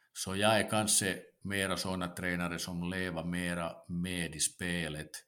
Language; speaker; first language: Swedish; non-native, local second language; Finnish